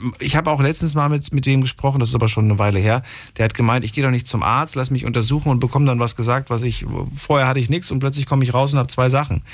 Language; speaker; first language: German; native; German